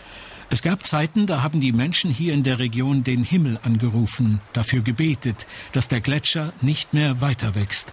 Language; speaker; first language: German; native; German